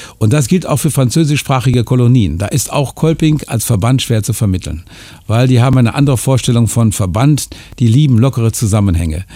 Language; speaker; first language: German; native; German